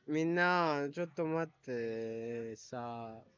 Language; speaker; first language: Japanese; non-native, learner; Filipino